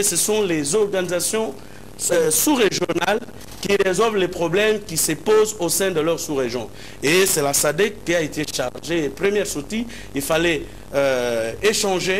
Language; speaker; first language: French; non-native, local second language; Lingala